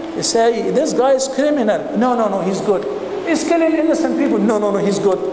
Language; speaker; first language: English; non-native, fluent; Arabic